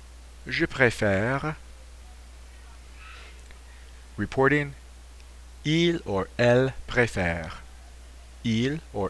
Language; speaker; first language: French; non-native, fluent; English